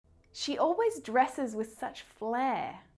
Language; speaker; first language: English; native; English